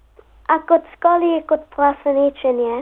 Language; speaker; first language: Slovenian; early bilingual, heritage; Slovenian